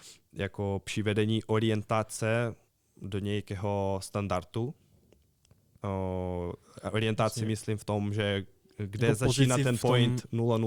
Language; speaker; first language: Czech; non-native, fluent; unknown